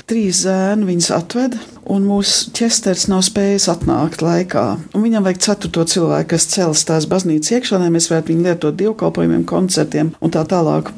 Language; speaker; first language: Latvian; early bilingual, heritage; Latvian